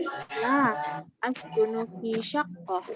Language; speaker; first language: Arabic; non-native, learner; Indonesian